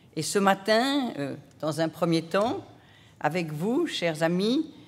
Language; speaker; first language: French; native; French